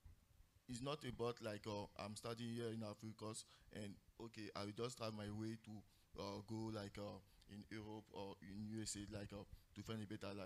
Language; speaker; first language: English; non-native, local second language; French